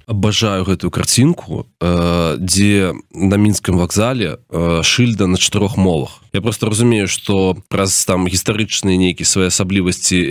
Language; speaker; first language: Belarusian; non-native, local second language; Russian